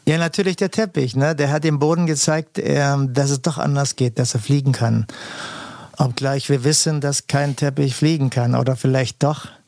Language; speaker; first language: German; native; German